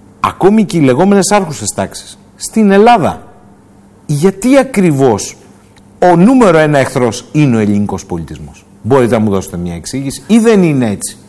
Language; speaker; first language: Greek; native; Greek